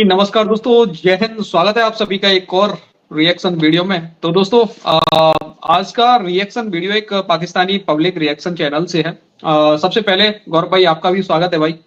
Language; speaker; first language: Hindi; native; Hindi